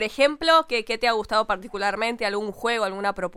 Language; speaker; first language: Spanish; native; Spanish